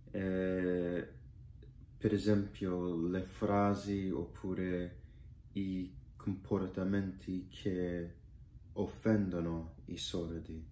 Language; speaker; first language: Italian; non-native, learner; English